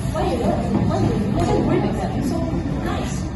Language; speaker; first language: English; non-native, learner; Indonesian